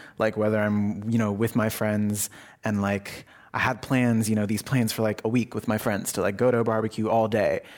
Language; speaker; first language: English; early bilingual, other home language; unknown